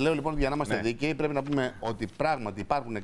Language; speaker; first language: Greek; native; Greek